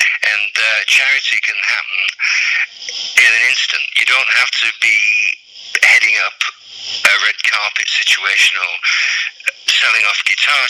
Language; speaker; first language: English; native; English